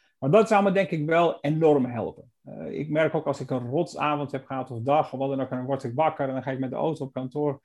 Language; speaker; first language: Dutch; non-native, fluent; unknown